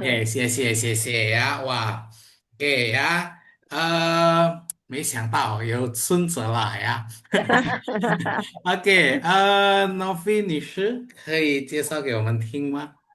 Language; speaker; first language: Chinese; non-native, fluent; Indonesian